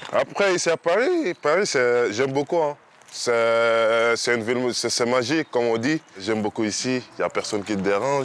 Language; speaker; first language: French; non-native, local second language; Wolof